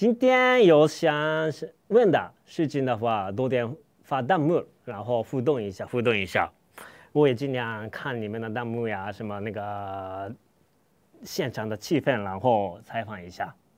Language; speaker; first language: Chinese; non-native, fluent; Japanese